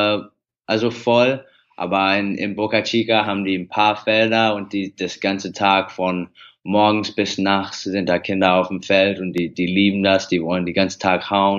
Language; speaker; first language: German; early bilingual, heritage; English